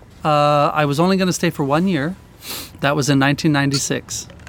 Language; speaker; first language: English; native; English